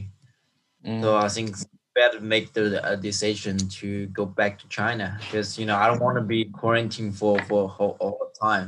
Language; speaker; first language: English; non-native, fluent; Chinese